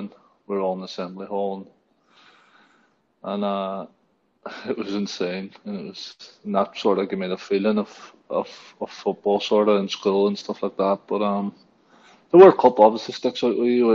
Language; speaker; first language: English; native; English